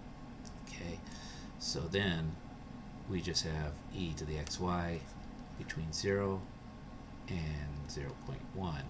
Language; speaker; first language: English; native; English